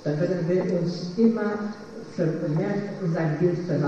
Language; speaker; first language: German; non-native, fluent; Polish